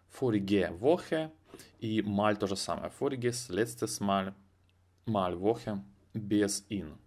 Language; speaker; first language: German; non-native, fluent; Russian